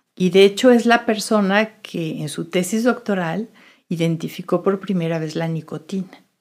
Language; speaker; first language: Spanish; native; Spanish